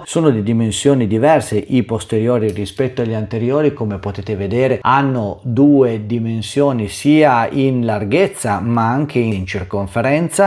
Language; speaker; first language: Italian; native; Italian